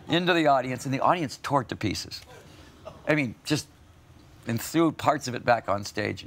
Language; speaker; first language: English; native; English